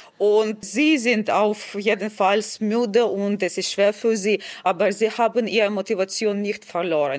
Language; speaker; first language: German; non-native, fluent; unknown